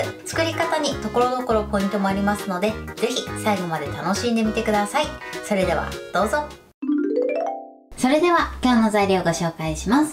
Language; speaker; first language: Japanese; native; Japanese